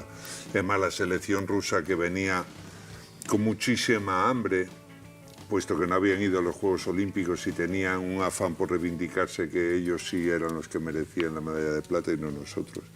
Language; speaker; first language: Spanish; native; Spanish